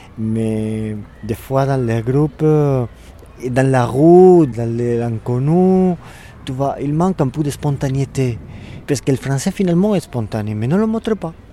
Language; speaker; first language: French; non-native, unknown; Spanish